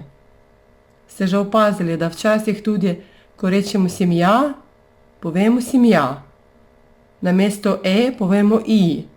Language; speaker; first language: Slovenian; non-native, fluent; Russian